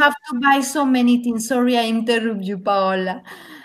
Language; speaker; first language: English; non-native, learner; Spanish